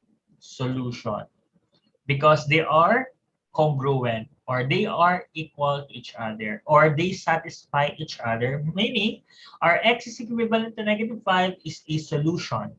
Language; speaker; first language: English; non-native, local second language; Filipino